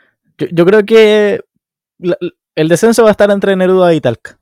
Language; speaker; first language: Spanish; native; Spanish